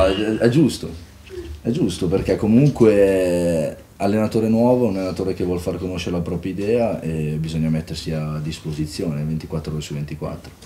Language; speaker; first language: Italian; native; Italian